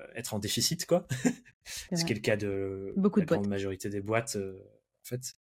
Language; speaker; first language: French; native; French